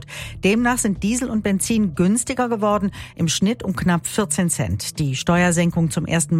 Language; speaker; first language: German; native; German